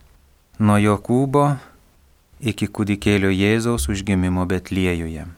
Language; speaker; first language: Lithuanian; native; Lithuanian